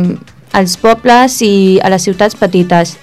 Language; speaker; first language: Catalan; early bilingual, other home language; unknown